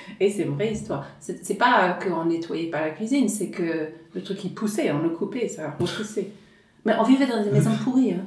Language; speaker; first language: French; non-native, fluent; English